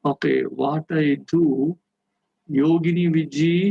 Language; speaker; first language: English; non-native, local second language; Tamil